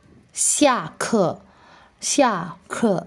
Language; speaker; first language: Chinese; non-native, fluent; Indonesian